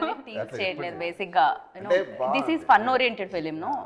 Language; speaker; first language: Telugu; native; Telugu